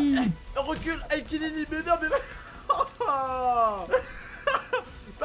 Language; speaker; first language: French; native; French